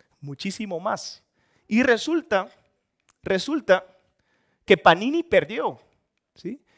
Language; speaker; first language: Spanish; non-native, fluent; Dutch